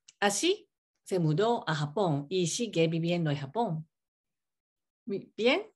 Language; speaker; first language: Spanish; non-native, learner; Japanese